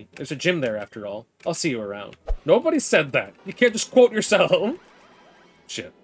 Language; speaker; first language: English; native; English